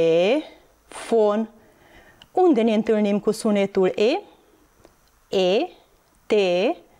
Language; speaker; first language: Romanian; non-native, local second language; Hungarian